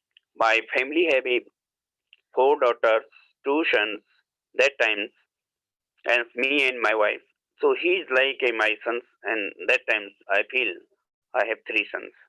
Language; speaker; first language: English; non-native, learner; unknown